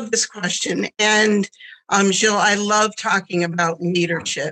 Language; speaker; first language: English; early bilingual, other home language; German